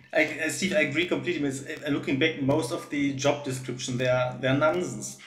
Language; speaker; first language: English; non-native, fluent; German